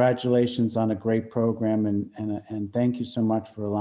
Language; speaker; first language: English; native; English